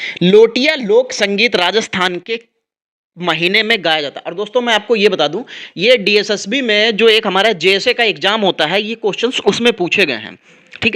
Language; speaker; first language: Hindi; native; Hindi